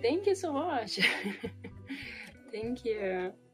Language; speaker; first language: English; non-native, learner; Ukrainian